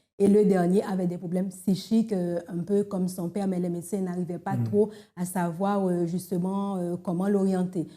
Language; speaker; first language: French; non-native, local second language; Haitian Creole